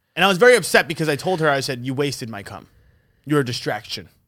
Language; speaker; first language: English; early bilingual, other home language; Italian